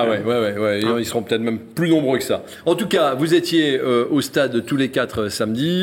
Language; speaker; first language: French; native; French